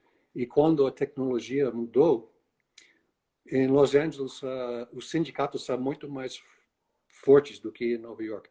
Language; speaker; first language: Portuguese; non-native, fluent; English